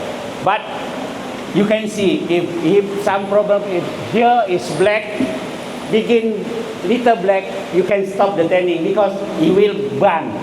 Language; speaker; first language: English; non-native, learner; Indonesian